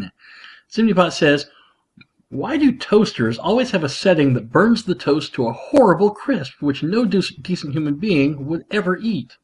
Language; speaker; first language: English; native; English